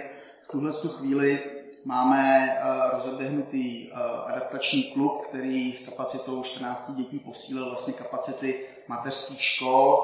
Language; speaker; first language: Czech; native; Czech